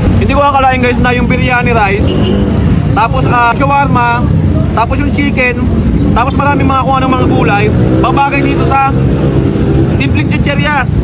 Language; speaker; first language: Filipino; native; Filipino